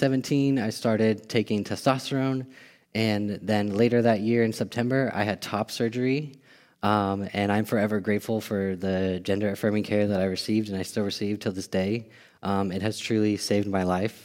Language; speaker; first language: English; native; English